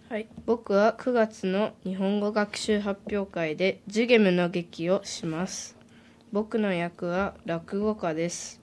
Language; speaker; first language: Japanese; early bilingual, heritage; Japanese